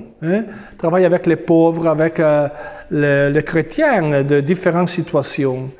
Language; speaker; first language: French; non-native, fluent; Italian